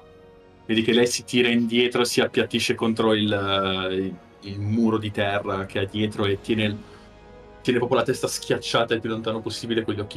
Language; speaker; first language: Italian; native; Italian